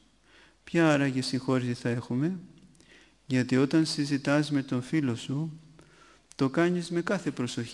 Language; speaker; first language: Greek; native; Greek